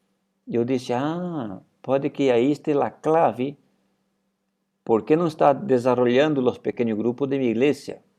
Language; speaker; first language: Spanish; non-native, fluent; Portuguese